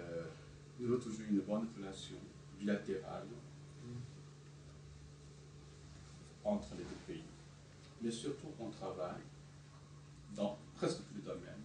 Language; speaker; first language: French; non-native, fluent; Chinese